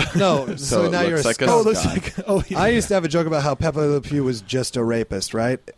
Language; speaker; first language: English; native; English